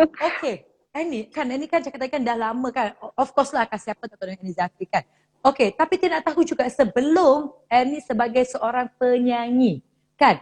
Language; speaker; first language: Malay; native; Malay